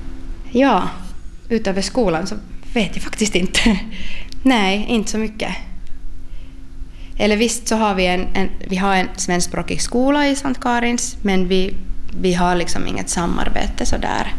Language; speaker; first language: Swedish; non-native, local second language; Finnish